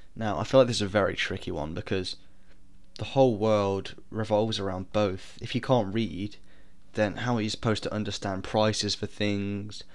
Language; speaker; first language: English; native; English